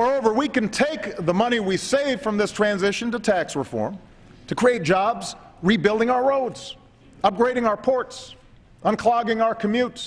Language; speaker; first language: English; native; English